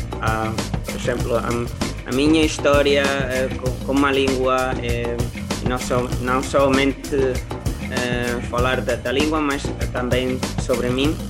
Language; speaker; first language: Portuguese; non-native, learner; Spanish